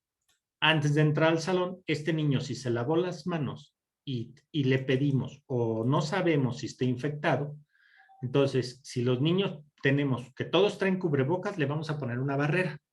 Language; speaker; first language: Spanish; native; Spanish